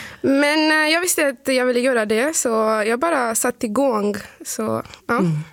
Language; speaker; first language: Swedish; non-native, fluent; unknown